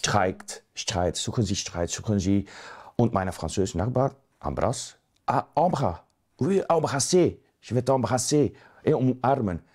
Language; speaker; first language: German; non-native, learner; Dutch